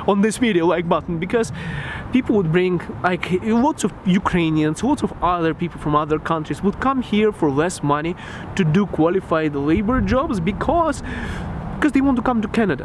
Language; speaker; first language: English; non-native, local second language; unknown